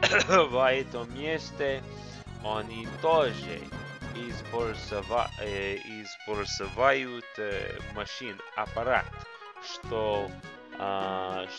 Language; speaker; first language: Russian; non-native, learner; English